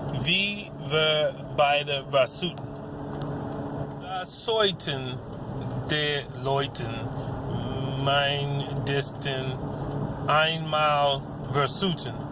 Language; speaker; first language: German; non-native, learner; English